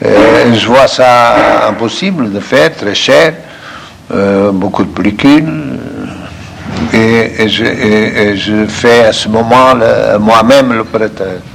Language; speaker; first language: French; non-native, fluent; Portuguese